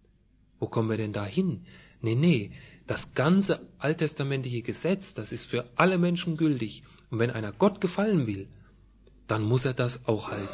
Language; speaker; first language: German; native; German